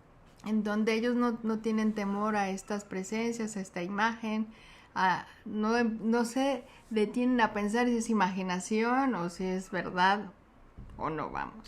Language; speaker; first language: Spanish; native; Spanish